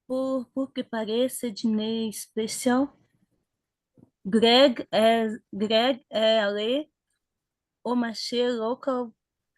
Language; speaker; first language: French; non-native, learner; Portuguese